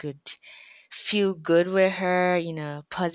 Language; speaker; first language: English; non-native, local second language; Yoruba